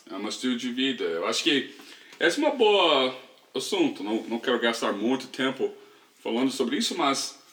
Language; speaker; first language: Portuguese; non-native, learner; English